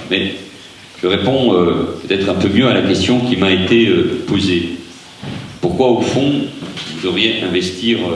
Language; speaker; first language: French; native; French